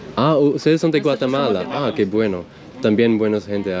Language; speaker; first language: Spanish; non-native, learner; Swiss German